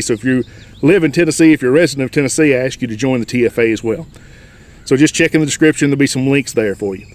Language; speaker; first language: English; native; English